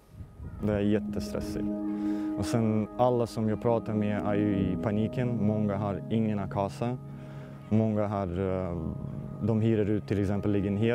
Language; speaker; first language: Swedish; non-native, learner; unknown